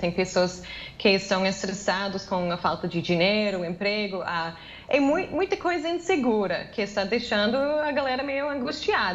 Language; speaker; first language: Portuguese; non-native, fluent; English